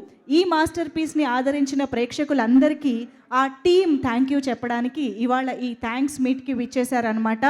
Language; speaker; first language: Telugu; native; Telugu